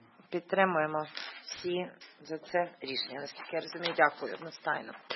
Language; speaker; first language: Ukrainian; native; Ukrainian